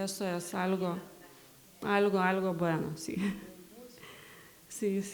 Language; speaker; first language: Spanish; non-native, learner; Lithuanian